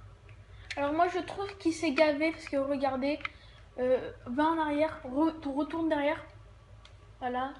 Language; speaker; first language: French; native; French